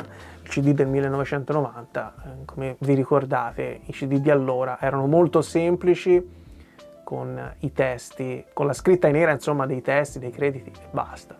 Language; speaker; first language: Italian; native; Italian